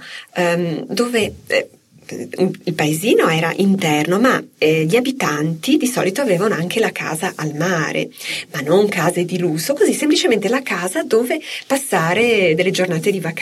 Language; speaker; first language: Italian; native; Italian